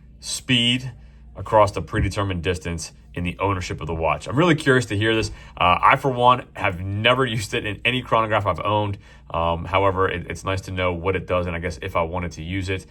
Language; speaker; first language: English; native; English